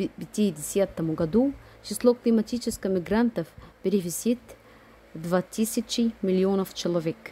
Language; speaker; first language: Russian; non-native, fluent; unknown